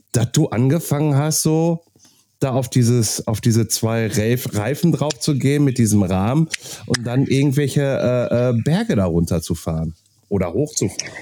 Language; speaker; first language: German; native; German